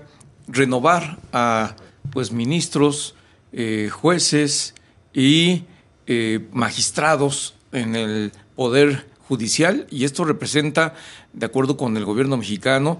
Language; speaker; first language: Spanish; native; Spanish